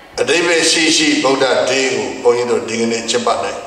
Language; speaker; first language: English; non-native, learner; Burmese